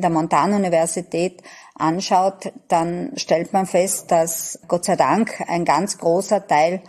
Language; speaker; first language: German; native; German